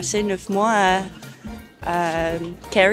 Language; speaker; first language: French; non-native, learner; English